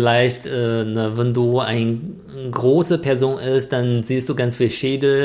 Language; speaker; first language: German; non-native, fluent; Chinese